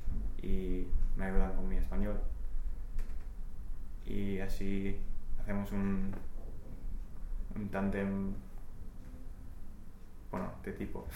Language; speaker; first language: Spanish; non-native, fluent; English